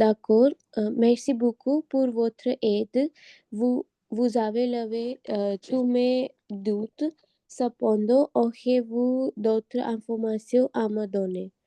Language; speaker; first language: French; non-native, learner; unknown